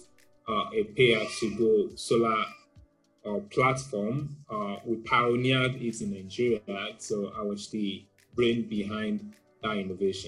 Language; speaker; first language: English; non-native, local second language; Yoruba